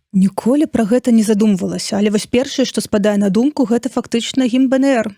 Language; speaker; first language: Belarusian; non-native, local second language; Russian